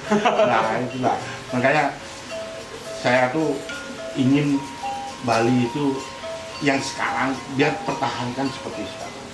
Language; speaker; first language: Indonesian; non-native, local second language; Balinese